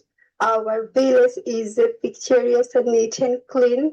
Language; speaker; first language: English; non-native, learner; Bangla